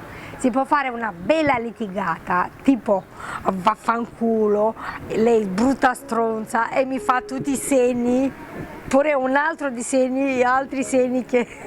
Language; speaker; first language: Italian; non-native, fluent; Romanian